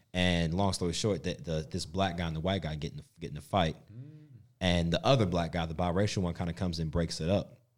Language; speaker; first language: English; native; English